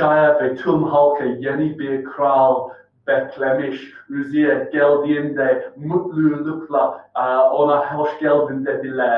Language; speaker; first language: Turkish; non-native, fluent; English